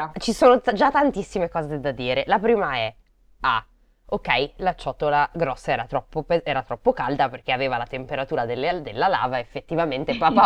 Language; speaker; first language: Italian; native; Italian